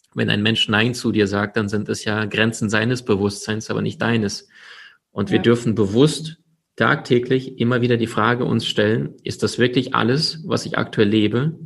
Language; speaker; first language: German; early bilingual, other home language; Ukrainian